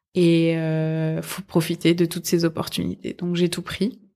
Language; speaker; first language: French; early bilingual, other home language; Persian